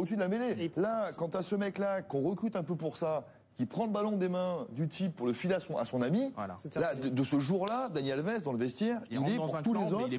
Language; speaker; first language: French; native; French